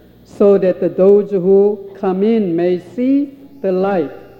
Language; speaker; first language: English; non-native, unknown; Korean